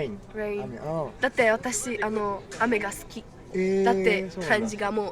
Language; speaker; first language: Japanese; non-native, learner; Slovak